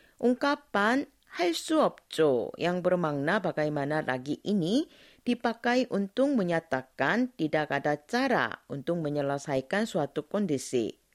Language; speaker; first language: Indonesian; non-native, fluent; Korean